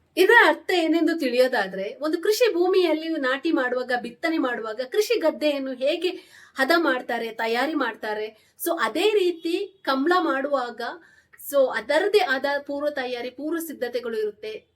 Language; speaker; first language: Kannada; non-native, local second language; Tulu